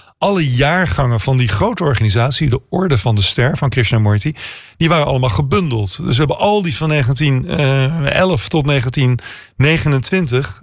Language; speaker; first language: Dutch; native; Dutch